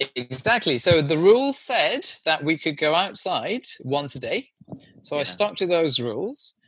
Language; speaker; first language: English; non-native, local second language; Sinhala